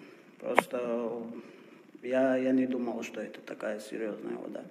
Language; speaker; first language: Russian; non-native, fluent; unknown